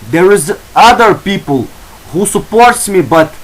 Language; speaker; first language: English; non-native, learner; Lithuanian